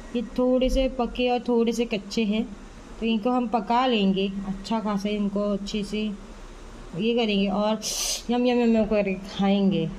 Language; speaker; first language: Hindi; non-native, local second language; Marathi